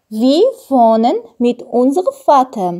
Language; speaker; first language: German; non-native, fluent; Armenian